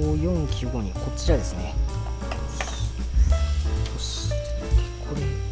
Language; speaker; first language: Japanese; native; Japanese